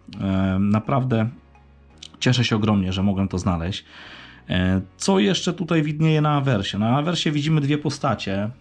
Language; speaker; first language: Polish; native; Polish